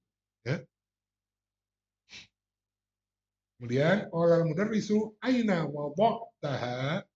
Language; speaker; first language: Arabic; non-native, fluent; Indonesian